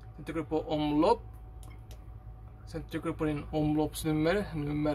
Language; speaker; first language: Swedish; non-native, fluent; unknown